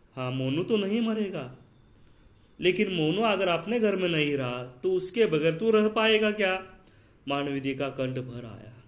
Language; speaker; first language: Hindi; non-native, local second language; Marathi